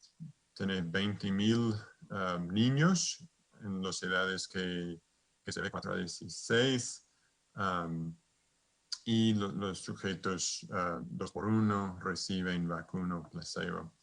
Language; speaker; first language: Spanish; non-native, fluent; English